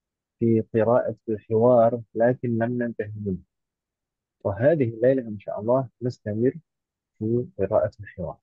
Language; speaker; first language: Arabic; non-native, fluent; Indonesian